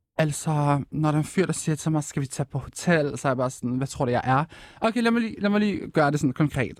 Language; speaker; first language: Danish; early bilingual, other home language; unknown